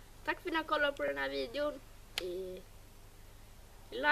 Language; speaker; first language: Swedish; native; Swedish